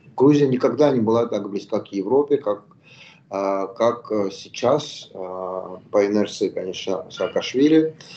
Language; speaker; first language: Russian; non-native, local second language; Georgian